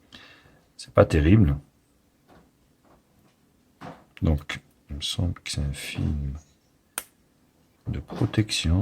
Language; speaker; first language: French; native; French